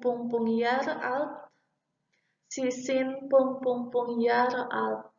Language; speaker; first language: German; non-native, learner; Indonesian